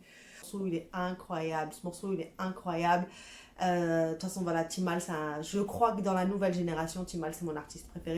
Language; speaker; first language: French; native; French